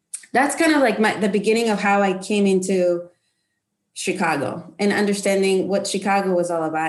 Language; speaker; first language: English; non-native, fluent; Spanish